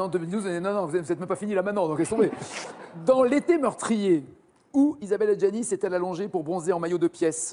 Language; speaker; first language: French; native; French